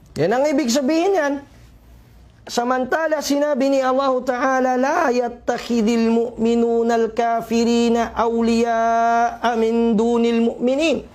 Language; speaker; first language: Filipino; non-native, local second language; Maranao